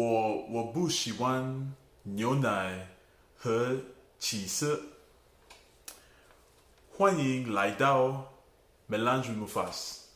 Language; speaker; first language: Chinese; non-native, learner; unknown